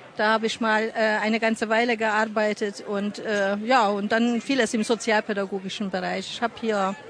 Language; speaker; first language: German; non-native, fluent; Hungarian